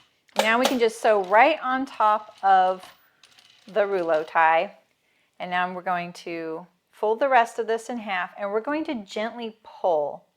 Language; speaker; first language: English; native; English